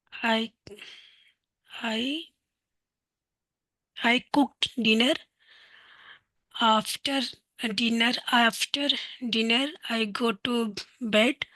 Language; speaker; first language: English; non-native, learner; Hindi